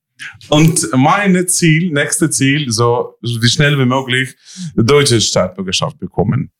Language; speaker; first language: German; non-native, learner; Ukrainian